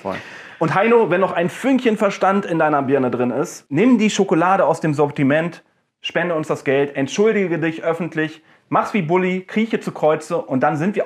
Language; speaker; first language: German; native; German